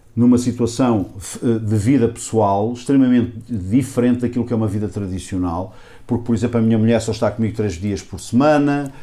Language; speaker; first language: Portuguese; native; Portuguese